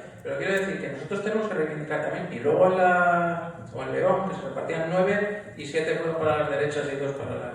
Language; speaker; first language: Spanish; native; Spanish